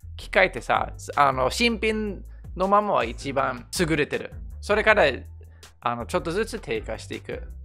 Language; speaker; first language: Japanese; non-native, fluent; English